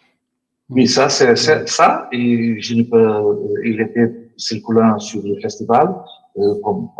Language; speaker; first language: French; non-native, learner; Portuguese